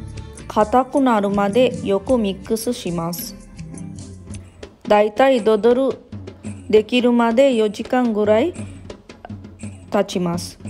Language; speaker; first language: Japanese; non-native, learner; Sinhala